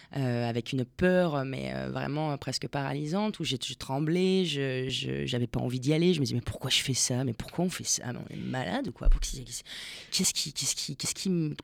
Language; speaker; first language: French; non-native, fluent; Spanish